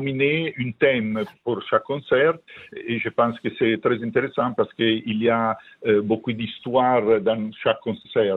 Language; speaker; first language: French; non-native, fluent; Italian